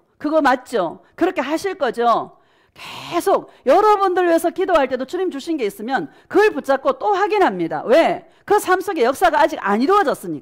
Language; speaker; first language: Korean; native; Korean